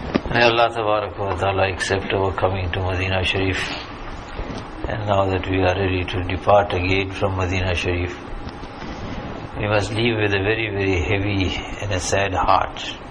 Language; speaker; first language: English; early bilingual, other home language; Urdu